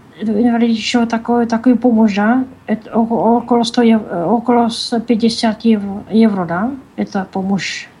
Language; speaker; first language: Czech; non-native, learner; Russian